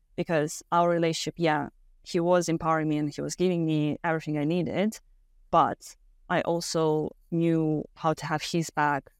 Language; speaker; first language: English; non-native, fluent; Romanian